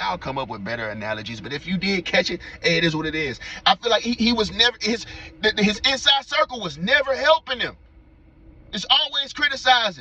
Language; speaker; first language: English; native; English